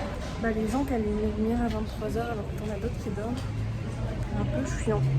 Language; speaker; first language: French; native; French